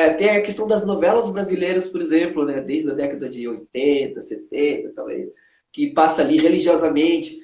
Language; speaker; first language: Portuguese; non-native, local second language; Kabuverdianu